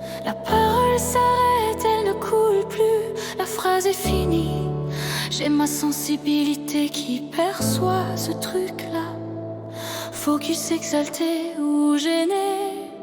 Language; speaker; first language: French; native; French